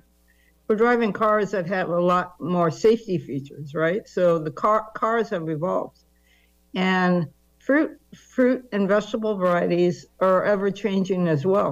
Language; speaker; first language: English; native; English